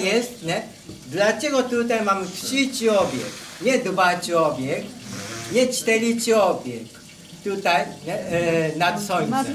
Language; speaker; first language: Polish; non-native, learner; Japanese